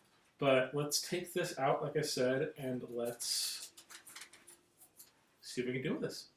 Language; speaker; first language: English; native; English